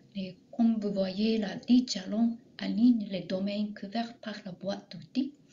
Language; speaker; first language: French; non-native, fluent; Japanese